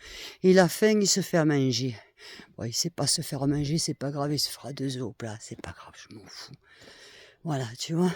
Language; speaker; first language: French; native; French